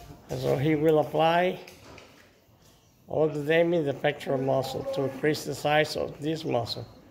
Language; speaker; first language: English; non-native, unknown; Spanish